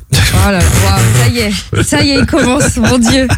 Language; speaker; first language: French; native; French